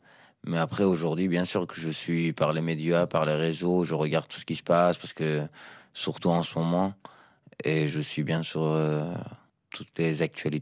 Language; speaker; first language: French; non-native, fluent; Persian